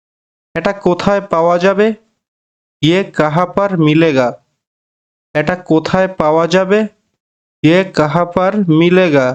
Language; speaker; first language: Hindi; non-native, learner; Bangla